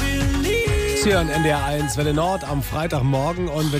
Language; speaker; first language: German; native; German